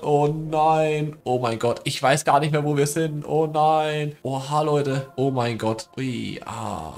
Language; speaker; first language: German; native; German